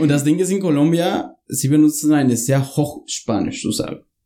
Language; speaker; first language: German; non-native, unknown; Spanish